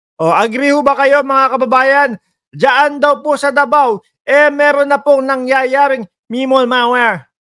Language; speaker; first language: Filipino; native; Filipino